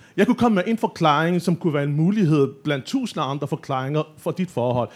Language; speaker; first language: Danish; non-native, fluent; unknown